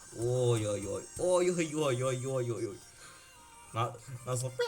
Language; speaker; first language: Turkish; non-native, learner; Ukrainian